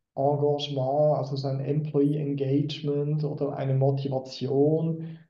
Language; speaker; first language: German; native; German